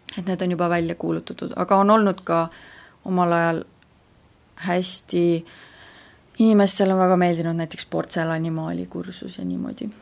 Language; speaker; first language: Estonian; native; Estonian